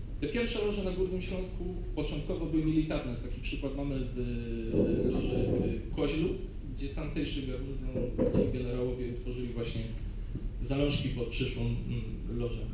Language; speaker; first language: Polish; native; Polish